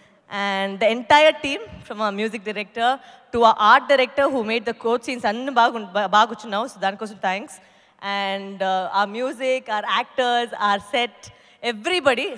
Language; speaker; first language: English; non-native, local second language; Tamil